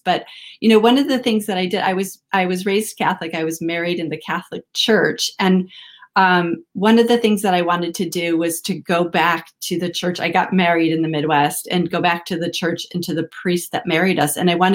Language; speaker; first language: English; native; English